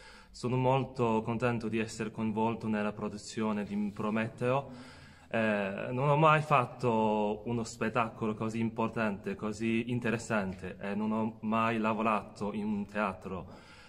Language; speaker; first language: Italian; non-native, fluent; Chinese